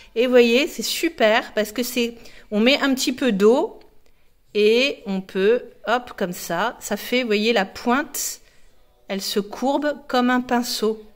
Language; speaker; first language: French; native; French